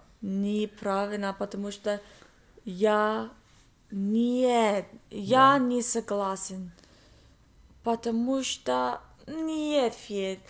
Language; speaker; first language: Russian; non-native, learner; English